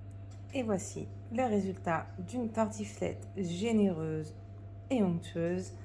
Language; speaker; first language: French; native; French